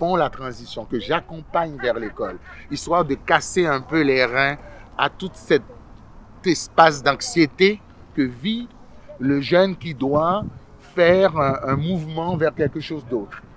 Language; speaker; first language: French; early bilingual, other home language; Haitian Creole